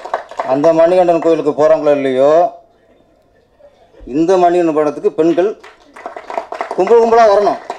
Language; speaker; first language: Tamil; native; Tamil